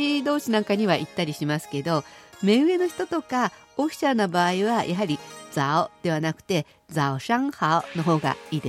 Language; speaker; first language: Japanese; native; Japanese